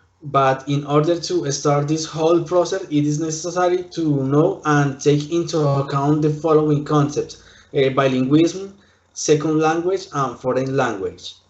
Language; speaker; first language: English; non-native, learner; Spanish